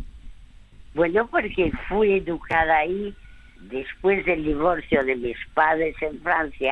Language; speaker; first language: Spanish; early bilingual, other home language; French